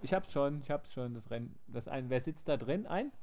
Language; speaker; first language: German; native; German